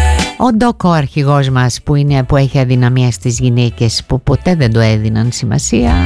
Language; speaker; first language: Greek; native; Greek